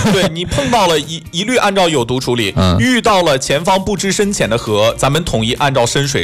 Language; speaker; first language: Chinese; native; Chinese